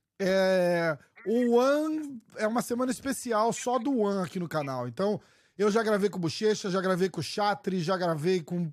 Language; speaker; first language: Portuguese; native; Portuguese